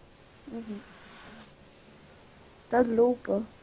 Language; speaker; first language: French; native; French